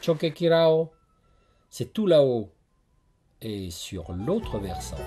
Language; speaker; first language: French; native; French